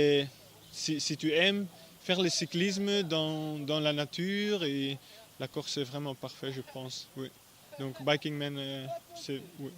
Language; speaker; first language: French; non-native, fluent; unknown